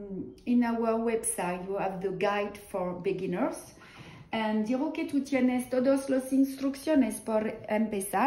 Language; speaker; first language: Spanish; non-native, learner; French